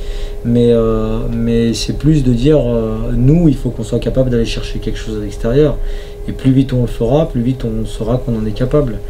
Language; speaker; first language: French; native; French